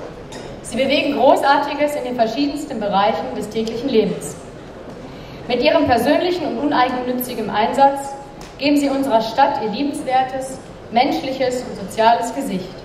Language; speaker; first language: German; native; German